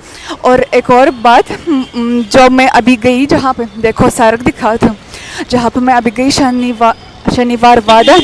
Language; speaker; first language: Hindi; non-native, learner; Russian